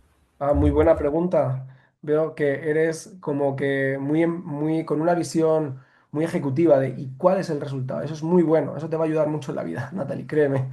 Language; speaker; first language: Spanish; native; Spanish